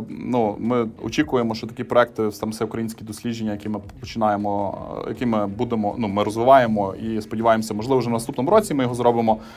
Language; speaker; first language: Ukrainian; native; Ukrainian